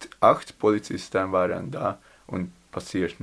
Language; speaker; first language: German; non-native, learner; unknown